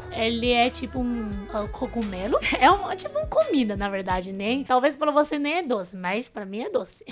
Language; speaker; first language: Portuguese; non-native, fluent; Chinese